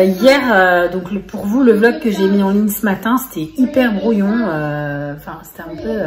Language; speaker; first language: French; native; French